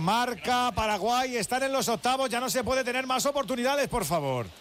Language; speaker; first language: Spanish; native; Spanish